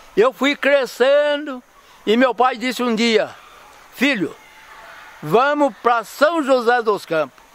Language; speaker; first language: Portuguese; native; Portuguese